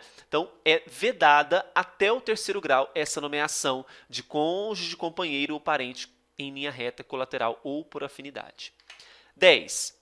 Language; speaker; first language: Portuguese; native; Portuguese